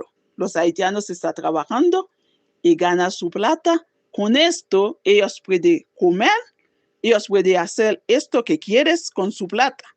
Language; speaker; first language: Spanish; non-native, fluent; Haitian Creole